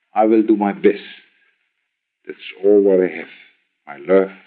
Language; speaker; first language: English; non-native, learner; Dutch